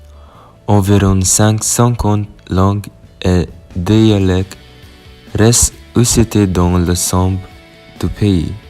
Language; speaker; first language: French; non-native, learner; Filipino